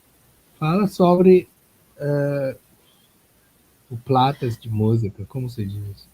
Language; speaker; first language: Portuguese; non-native, learner; English